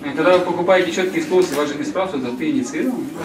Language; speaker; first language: Russian; native; Russian